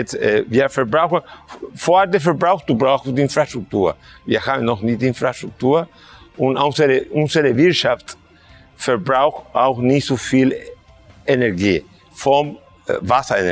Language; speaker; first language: German; non-native, fluent; Spanish